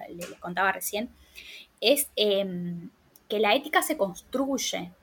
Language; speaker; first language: Spanish; native; Spanish